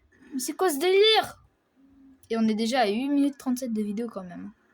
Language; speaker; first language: French; native; French